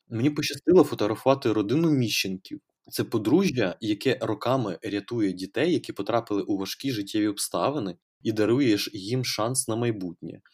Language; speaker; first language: Ukrainian; native; Ukrainian